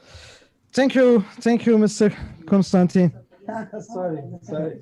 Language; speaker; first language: English; non-native, learner; Persian